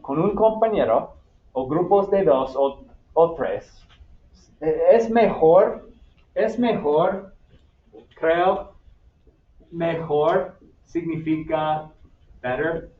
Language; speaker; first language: Spanish; non-native, fluent; English